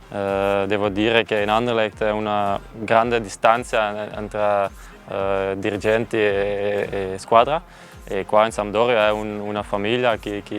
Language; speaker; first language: Italian; non-native, learner; Dutch